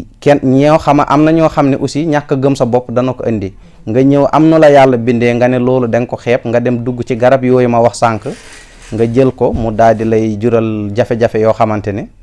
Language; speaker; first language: Wolof; non-native, local second language; Fula